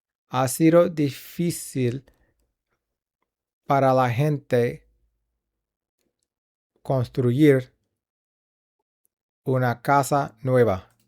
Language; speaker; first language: Spanish; non-native, learner; English